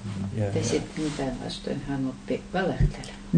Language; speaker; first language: Finnish; non-native, learner; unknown